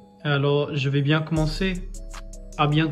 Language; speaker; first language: French; non-native, fluent; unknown